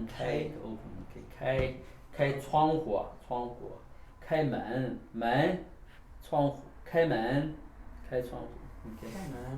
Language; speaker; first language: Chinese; non-native, learner; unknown